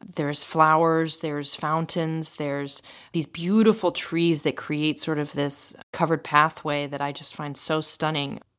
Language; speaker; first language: English; native; English